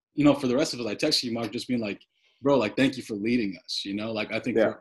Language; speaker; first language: English; native; English